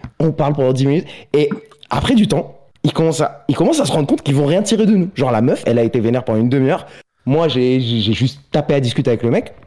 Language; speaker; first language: French; native; French